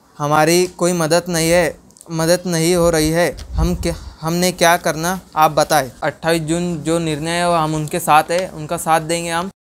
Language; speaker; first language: Hindi; non-native, local second language; Urdu